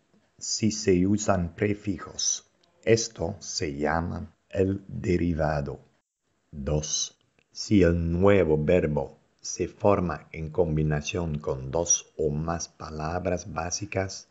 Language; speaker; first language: Spanish; non-native, fluent; Dutch